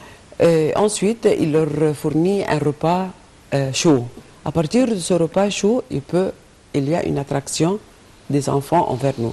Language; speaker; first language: French; non-native, fluent; Arabic